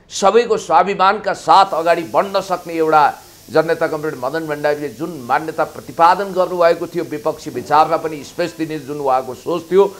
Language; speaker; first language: Nepali; native; Nepali